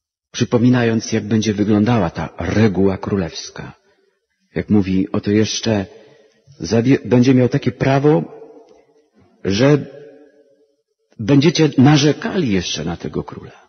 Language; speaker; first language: Polish; native; Polish